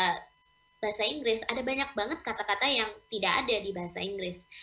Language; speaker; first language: Indonesian; early bilingual, heritage; English